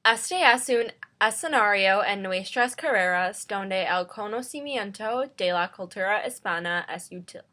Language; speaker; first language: Spanish; non-native, learner; English